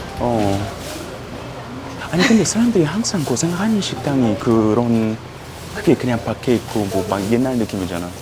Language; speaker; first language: Korean; non-native, fluent; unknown